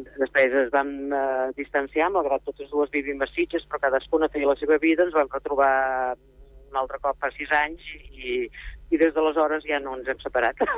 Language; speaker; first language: Catalan; native; Catalan